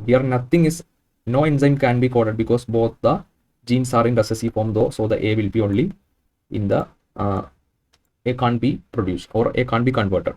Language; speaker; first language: English; non-native, local second language; Malayalam